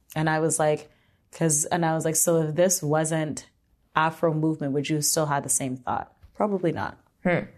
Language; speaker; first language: English; native; English